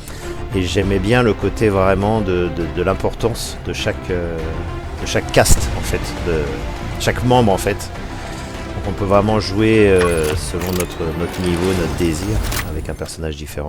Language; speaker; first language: French; native; French